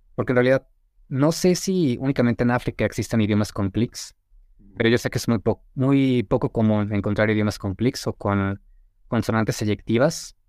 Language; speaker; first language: Spanish; native; Spanish